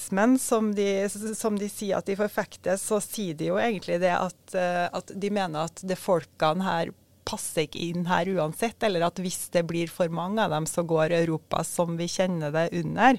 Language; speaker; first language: Norwegian; native; Norwegian